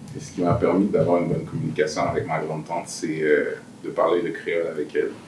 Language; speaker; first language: French; early bilingual, other home language; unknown